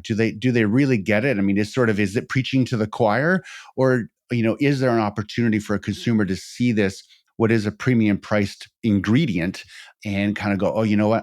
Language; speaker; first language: English; native; English